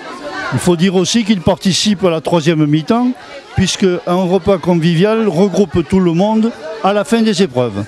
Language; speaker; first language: French; native; French